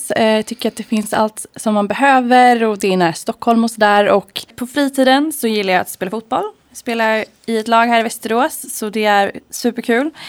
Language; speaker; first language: Swedish; native; Swedish